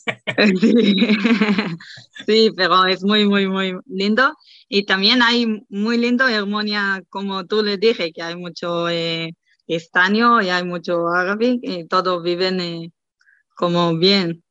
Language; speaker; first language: Spanish; non-native, learner; Hebrew